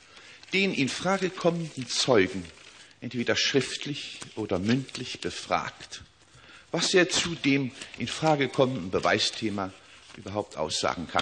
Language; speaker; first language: German; native; German